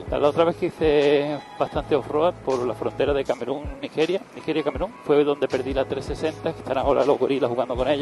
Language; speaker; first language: Spanish; native; Spanish